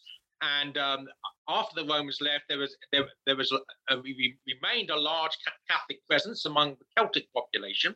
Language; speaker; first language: English; native; English